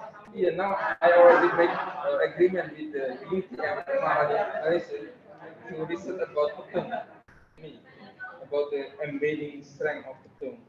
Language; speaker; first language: English; non-native, learner; Indonesian